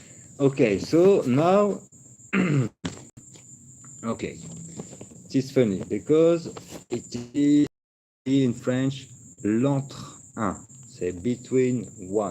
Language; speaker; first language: English; non-native, learner; French